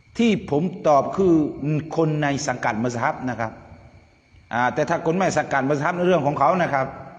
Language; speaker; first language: Thai; non-native, local second language; Pattani Malay